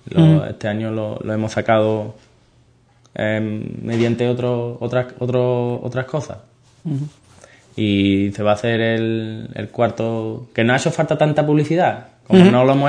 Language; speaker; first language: Spanish; native; Spanish